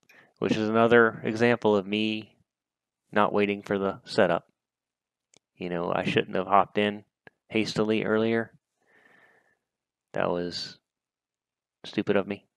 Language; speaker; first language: English; native; English